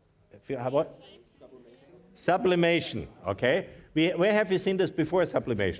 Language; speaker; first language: English; non-native, fluent; German